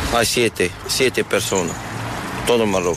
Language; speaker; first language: Spanish; non-native, learner; Arabic